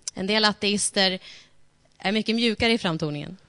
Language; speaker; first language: Swedish; native; Swedish